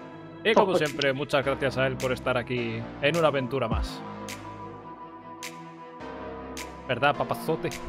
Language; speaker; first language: Spanish; native; Spanish